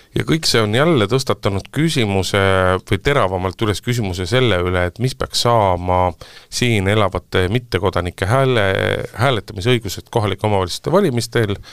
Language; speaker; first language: Estonian; native; Estonian